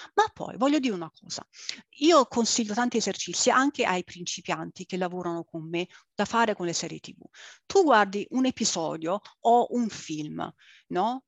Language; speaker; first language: Italian; early bilingual, other home language; English